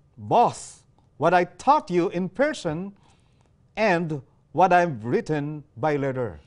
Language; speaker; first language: English; non-native, local second language; Filipino